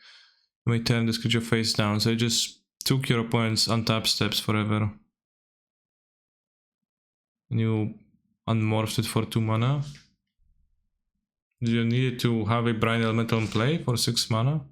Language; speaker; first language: English; non-native, fluent; Polish